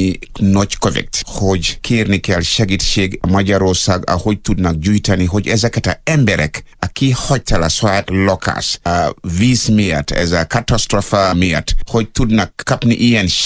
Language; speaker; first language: Hungarian; non-native, learner; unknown